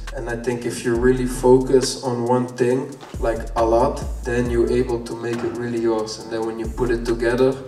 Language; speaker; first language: English; non-native, fluent; Dutch